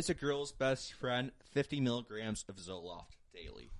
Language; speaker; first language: English; native; English